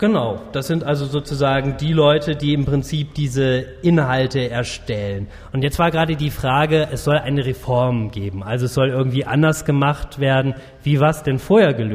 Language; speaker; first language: German; native; German